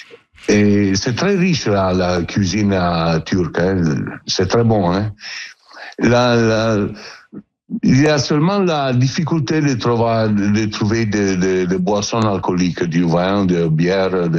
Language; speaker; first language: French; non-native, learner; Italian